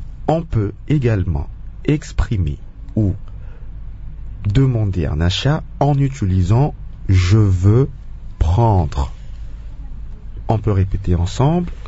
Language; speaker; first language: French; non-native, local second language; Kongo